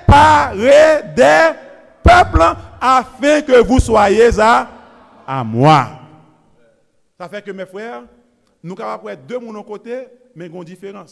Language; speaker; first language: French; non-native, local second language; Haitian Creole